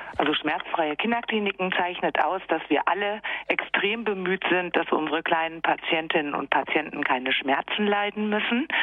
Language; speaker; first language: German; native; German